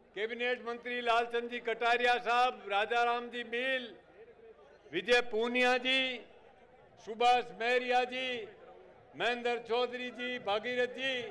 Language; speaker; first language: Hindi; native; Hindi